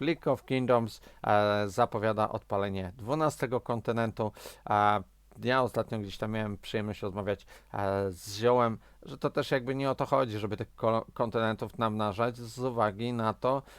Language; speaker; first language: Polish; native; Polish